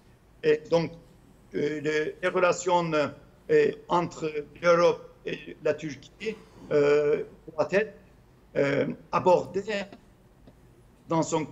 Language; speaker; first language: French; non-native, fluent; Turkish